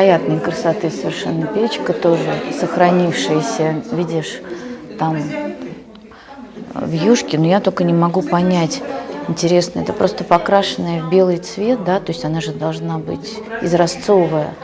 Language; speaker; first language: Russian; native; Russian